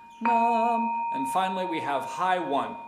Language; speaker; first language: English; native; English